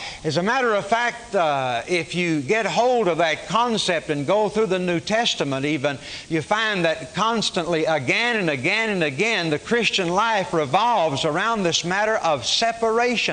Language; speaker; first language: English; native; English